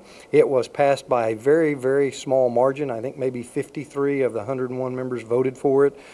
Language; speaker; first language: English; native; English